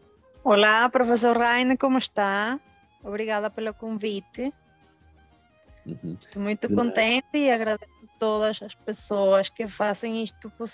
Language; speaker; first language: Portuguese; early bilingual, heritage; Spanish